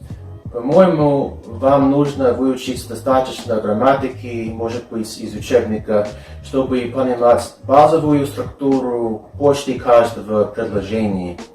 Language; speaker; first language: Russian; non-native, fluent; English